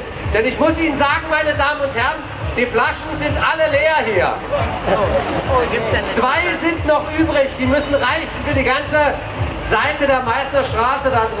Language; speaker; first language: German; native; German